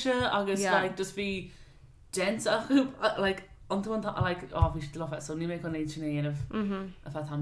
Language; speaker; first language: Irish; non-native, local second language; English